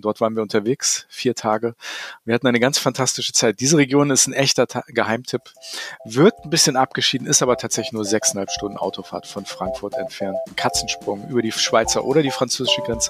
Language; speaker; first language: German; native; German